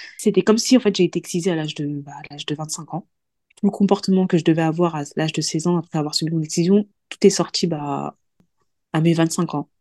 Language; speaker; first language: French; early bilingual, other home language; Mandingo